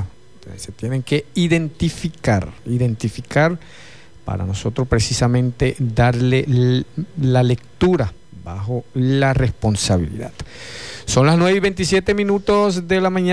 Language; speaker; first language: Spanish; native; Spanish